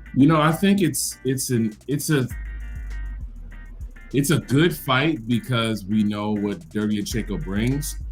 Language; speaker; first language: English; native; English